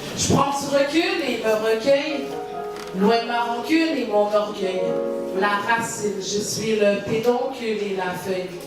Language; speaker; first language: French; early bilingual, other home language; Haitian Creole